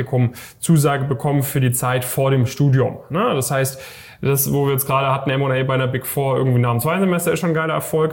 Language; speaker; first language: German; native; German